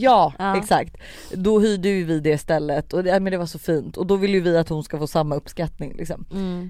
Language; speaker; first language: Swedish; native; Swedish